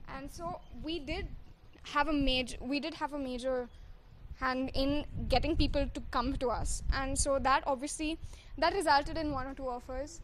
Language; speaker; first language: English; non-native, local second language; Hindi